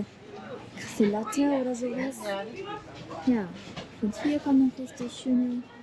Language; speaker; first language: German; non-native, learner; Japanese